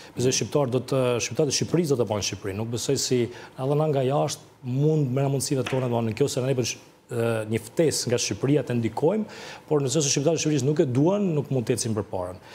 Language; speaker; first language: Albanian; early bilingual, heritage; Albanian